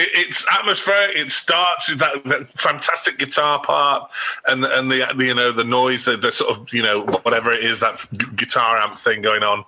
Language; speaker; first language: English; native; English